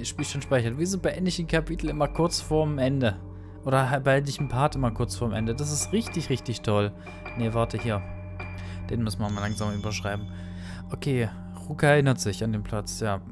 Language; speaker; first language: German; native; German